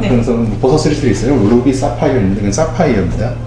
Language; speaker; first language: Korean; native; Korean